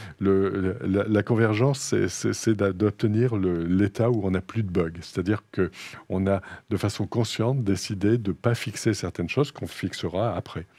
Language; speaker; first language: French; native; French